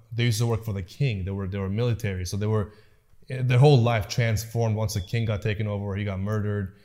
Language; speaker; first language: English; early bilingual, other home language; Persian